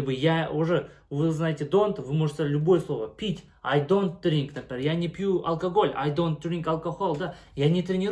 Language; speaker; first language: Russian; non-native, local second language; Kazakh